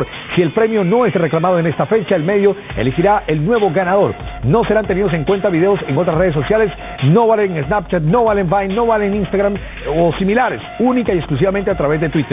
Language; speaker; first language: Spanish; native; Spanish